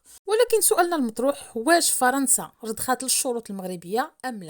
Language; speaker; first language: Arabic; native; Arabic